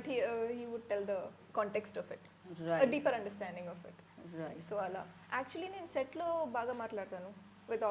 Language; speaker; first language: Telugu; non-native, learner; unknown